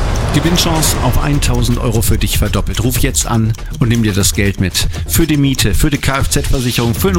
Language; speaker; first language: German; native; German